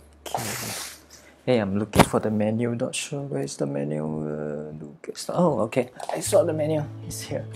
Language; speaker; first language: English; non-native, local second language; Chinese